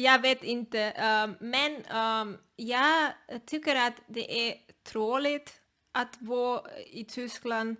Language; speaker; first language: Swedish; non-native, learner; Spanish